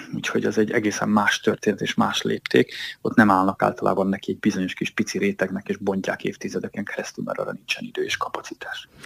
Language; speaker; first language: Hungarian; native; Hungarian